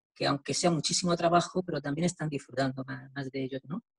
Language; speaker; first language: Spanish; native; Spanish